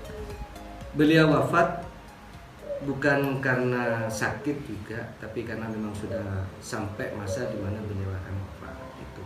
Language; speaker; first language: Indonesian; non-native, local second language; Madurese